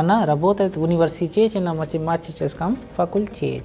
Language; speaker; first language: Russian; non-native, fluent; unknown